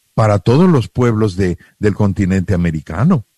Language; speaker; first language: Spanish; native; Spanish